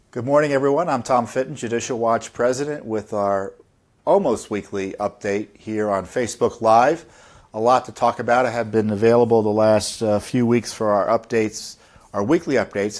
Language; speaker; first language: English; native; English